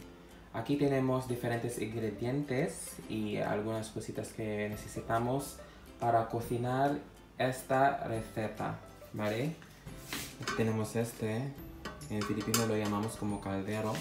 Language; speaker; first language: Spanish; non-native, fluent; Filipino